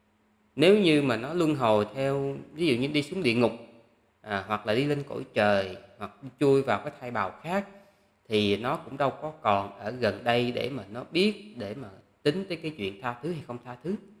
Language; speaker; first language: Vietnamese; native; Vietnamese